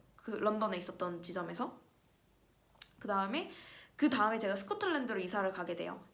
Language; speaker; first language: Korean; native; Korean